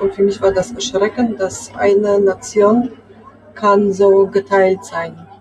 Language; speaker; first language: German; non-native, fluent; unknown